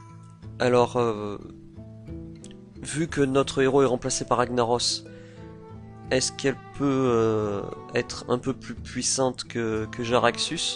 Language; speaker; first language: French; native; French